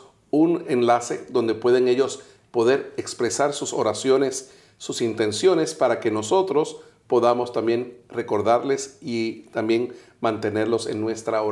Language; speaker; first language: Spanish; native; Spanish